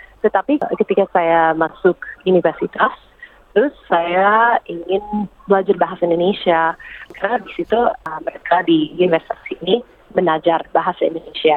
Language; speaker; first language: Indonesian; early bilingual, heritage; English